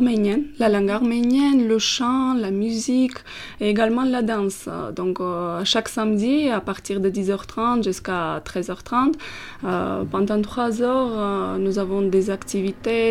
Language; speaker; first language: French; non-native, fluent; Armenian